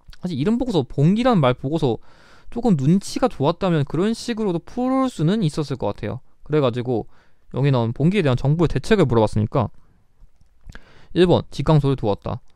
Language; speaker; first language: Korean; native; Korean